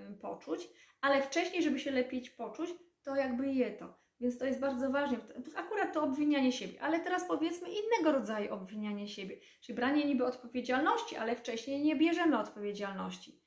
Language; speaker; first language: Polish; native; Polish